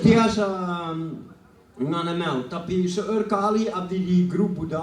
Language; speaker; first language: Sundanese; non-native, learner; Dutch